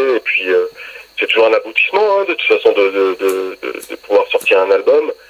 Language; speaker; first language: French; native; French